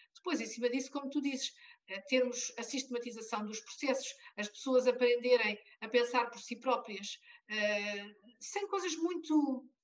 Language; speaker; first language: Portuguese; native; Portuguese